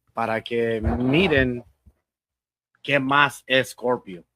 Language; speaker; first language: Spanish; early bilingual, heritage; Spanish